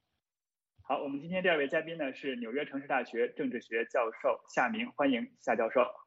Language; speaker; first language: Chinese; native; Chinese